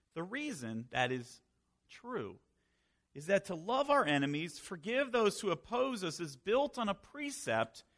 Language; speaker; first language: English; native; English